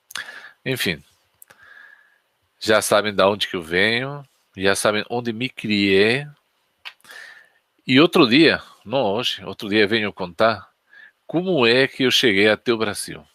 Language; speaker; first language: Portuguese; non-native, fluent; Spanish